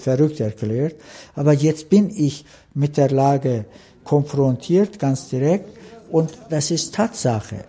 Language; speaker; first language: German; non-native, fluent; Turkish